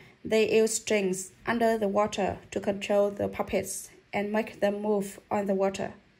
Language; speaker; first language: English; non-native, fluent; Vietnamese